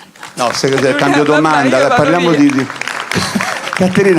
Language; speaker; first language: Italian; native; Italian